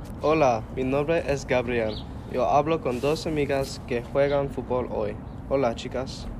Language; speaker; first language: Spanish; non-native, learner; English